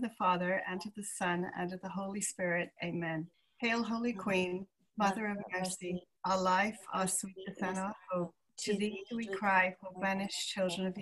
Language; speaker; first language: English; native; English